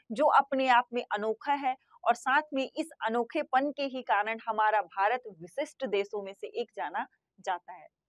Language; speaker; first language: Hindi; native; Hindi